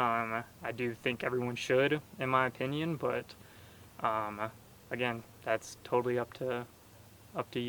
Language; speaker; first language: English; native; English